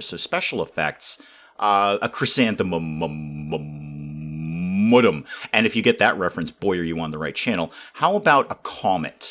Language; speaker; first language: English; native; English